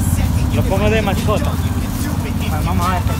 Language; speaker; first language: Spanish; early bilingual, heritage; Spanish